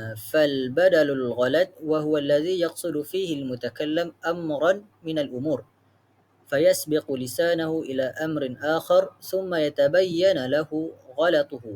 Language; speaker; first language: Arabic; non-native, learner; Malay